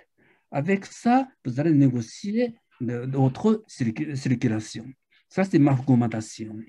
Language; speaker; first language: French; non-native, fluent; Japanese